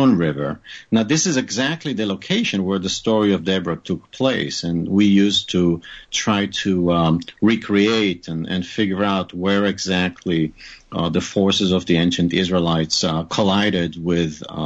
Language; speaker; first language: English; non-native, fluent; Hebrew